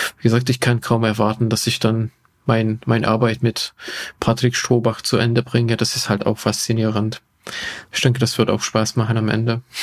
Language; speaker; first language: German; non-native, fluent; Hungarian